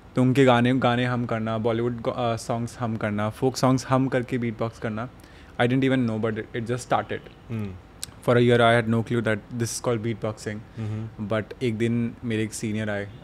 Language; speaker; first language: Hindi; native; Hindi